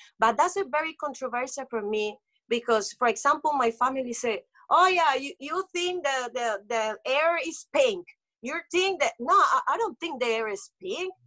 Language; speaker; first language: English; non-native, local second language; Spanish